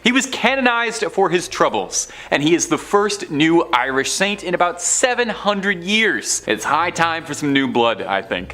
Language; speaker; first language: English; native; English